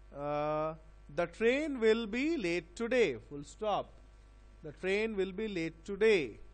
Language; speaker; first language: English; non-native, local second language; Bangla